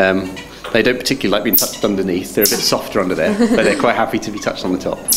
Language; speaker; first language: English; native; English